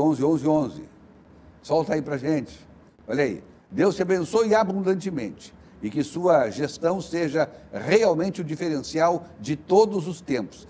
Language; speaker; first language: Portuguese; native; Portuguese